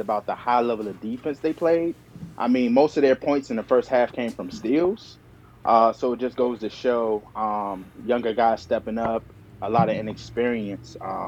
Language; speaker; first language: English; native; English